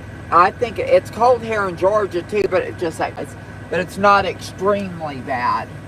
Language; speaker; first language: English; native; English